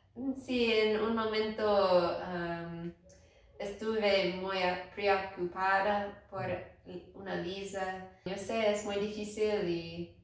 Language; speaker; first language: Spanish; non-native, learner; English